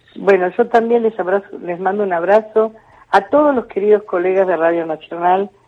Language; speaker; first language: Spanish; native; Spanish